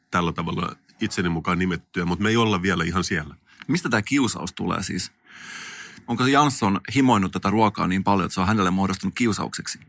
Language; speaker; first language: Finnish; native; Finnish